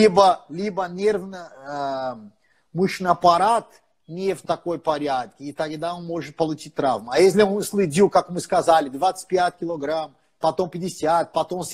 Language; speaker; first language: Russian; non-native, fluent; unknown